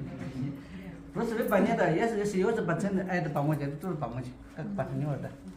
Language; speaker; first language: Russian; non-native, learner; Tajik